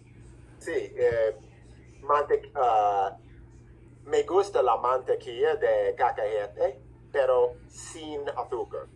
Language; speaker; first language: Spanish; non-native, fluent; English